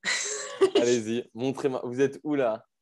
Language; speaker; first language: French; native; French